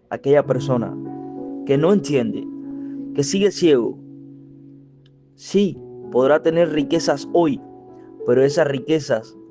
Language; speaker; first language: Spanish; native; Spanish